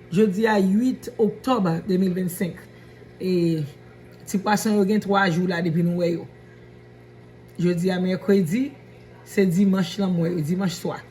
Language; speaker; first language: French; non-native, learner; Haitian Creole